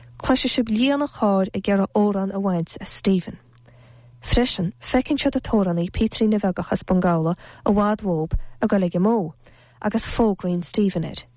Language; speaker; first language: Irish; native; Irish